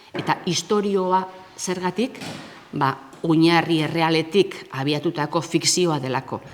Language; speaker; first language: Basque; native; Basque